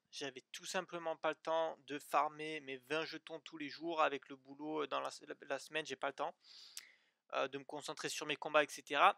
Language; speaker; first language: French; native; French